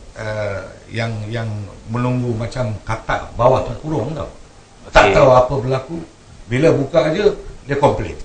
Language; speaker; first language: Malay; non-native, local second language; Tamil